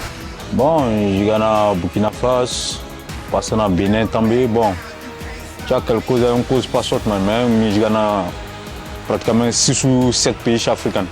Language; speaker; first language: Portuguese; non-native, learner; French